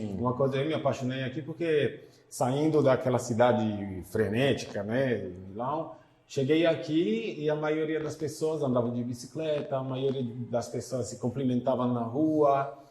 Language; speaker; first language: Portuguese; non-native, fluent; Italian